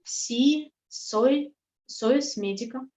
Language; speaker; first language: Spanish; non-native, learner; Russian